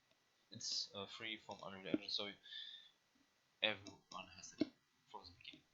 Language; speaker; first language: English; non-native, learner; German